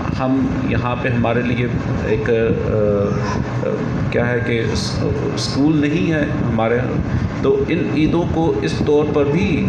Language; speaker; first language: Urdu; non-native, local second language; Punjabi